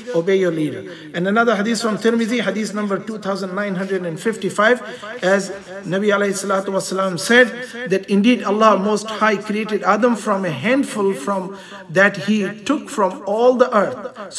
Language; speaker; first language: English; non-native, local second language; Urdu